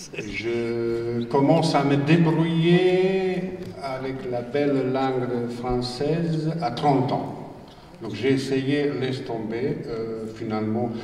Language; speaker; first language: French; non-native, fluent; Bosnian